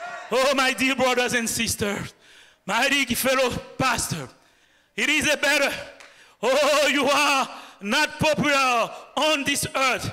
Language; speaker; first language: English; non-native, fluent; Haitian Creole